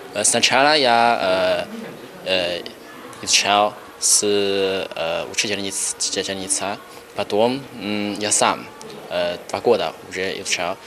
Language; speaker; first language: Russian; non-native, learner; Chinese